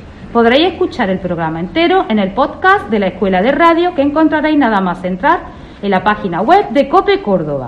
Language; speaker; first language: Spanish; native; Spanish